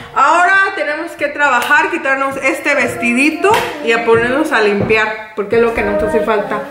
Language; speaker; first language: Spanish; early bilingual, heritage; Spanish